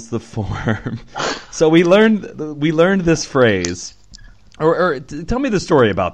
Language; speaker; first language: English; native; English